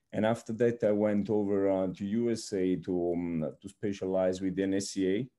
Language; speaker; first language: English; non-native, fluent; Italian